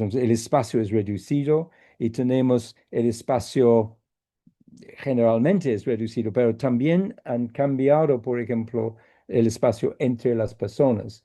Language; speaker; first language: Spanish; non-native, fluent; English